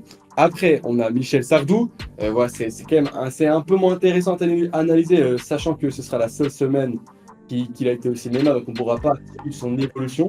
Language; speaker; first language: French; native; French